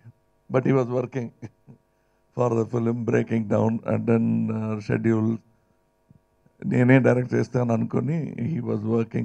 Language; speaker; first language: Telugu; non-native, fluent; Tamil